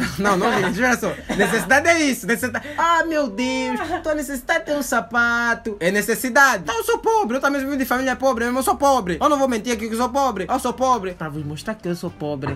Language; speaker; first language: Portuguese; native; Portuguese